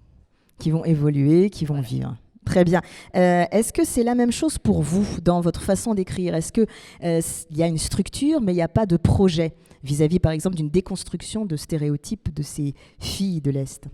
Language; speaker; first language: French; native; French